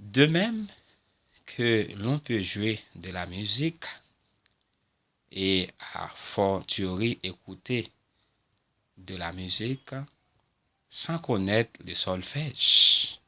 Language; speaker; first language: French; non-native, local second language; Haitian Creole